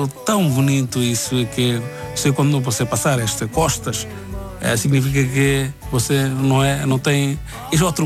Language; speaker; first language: Portuguese; non-native, learner; Bangla